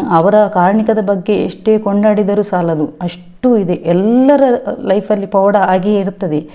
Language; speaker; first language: Kannada; non-native, local second language; Tulu